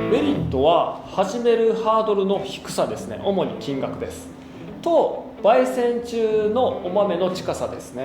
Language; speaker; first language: Japanese; native; Japanese